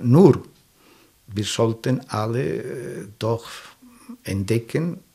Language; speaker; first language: German; non-native, fluent; French